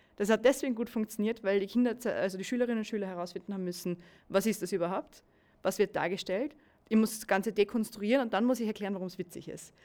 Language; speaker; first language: German; native; German